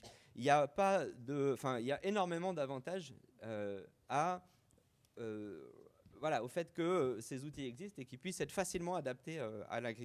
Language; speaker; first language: French; native; French